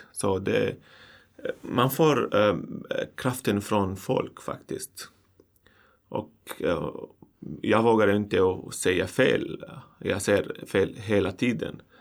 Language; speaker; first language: Swedish; non-native, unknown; Arabic